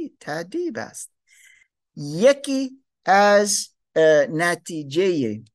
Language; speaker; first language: Persian; non-native, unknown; German